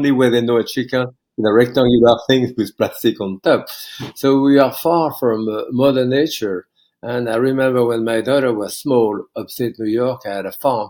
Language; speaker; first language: English; non-native, fluent; French